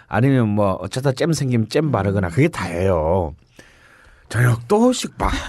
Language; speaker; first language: Korean; native; Korean